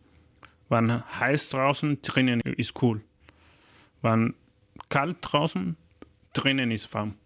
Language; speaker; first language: German; non-native, learner; Fula